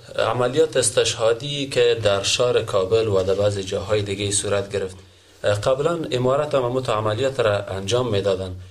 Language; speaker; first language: Persian; native; Persian